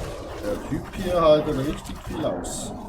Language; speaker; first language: German; native; German